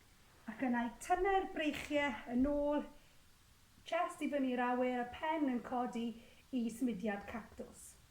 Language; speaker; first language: Welsh; native; Welsh